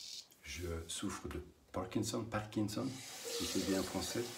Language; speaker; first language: French; non-native, learner; English